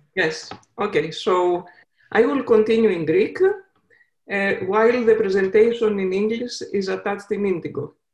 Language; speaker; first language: English; non-native, fluent; Greek